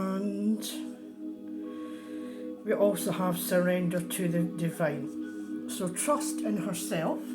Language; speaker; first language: English; native; English